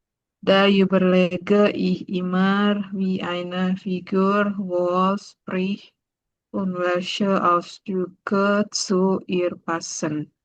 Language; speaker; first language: German; non-native, learner; Indonesian